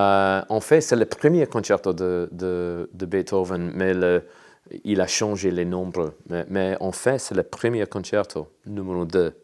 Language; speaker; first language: French; non-native, learner; English